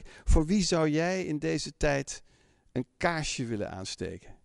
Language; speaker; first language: Dutch; native; Dutch